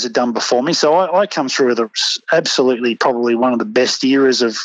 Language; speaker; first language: English; native; English